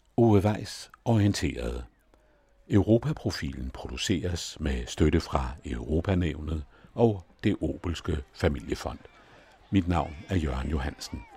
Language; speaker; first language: Danish; native; Danish